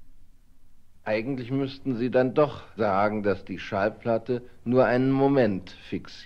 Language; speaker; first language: German; native; German